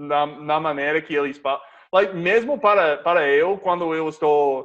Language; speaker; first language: Portuguese; non-native, fluent; English